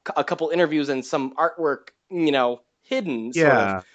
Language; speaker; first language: English; native; English